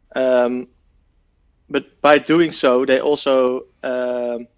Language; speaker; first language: English; non-native, fluent; Dutch